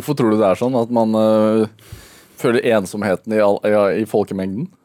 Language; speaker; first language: Norwegian; native; Norwegian